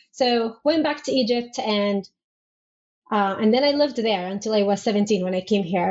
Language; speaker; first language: English; non-native, fluent; Arabic